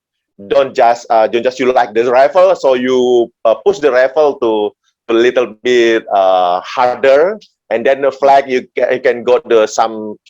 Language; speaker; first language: English; non-native, learner; Indonesian